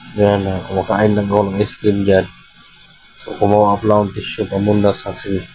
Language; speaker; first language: Filipino; non-native, local second language; Cebuano